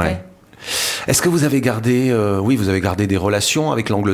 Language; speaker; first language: French; native; French